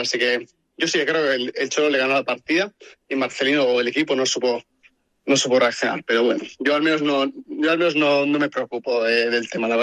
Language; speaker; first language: Spanish; native; Spanish